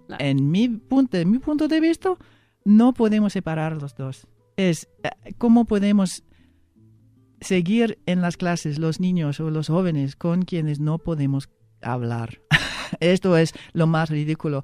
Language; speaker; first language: Spanish; non-native, fluent; English